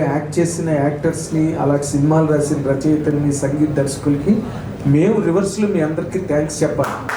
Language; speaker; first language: Telugu; native; Telugu